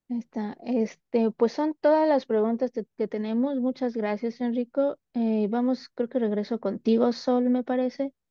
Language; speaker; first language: Spanish; native; Spanish